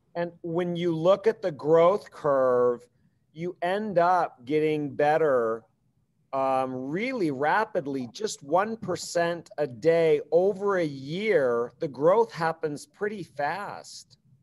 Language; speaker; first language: English; native; English